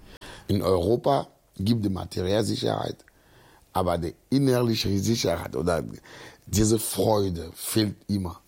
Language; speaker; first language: German; non-native, learner; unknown